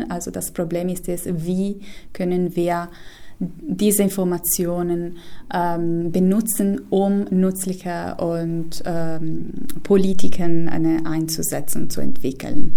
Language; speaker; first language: German; non-native, fluent; Italian